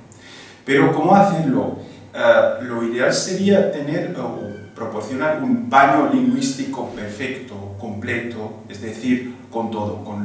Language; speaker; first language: Spanish; non-native, fluent; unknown